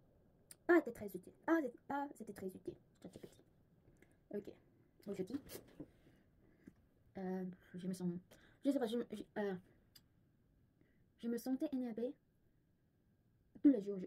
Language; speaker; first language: French; non-native, learner; Korean